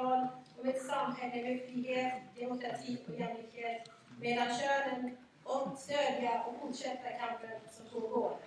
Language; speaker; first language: Swedish; non-native, fluent; Central Kurdish